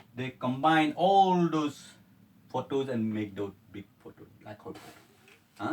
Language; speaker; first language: English; non-native, local second language; Assamese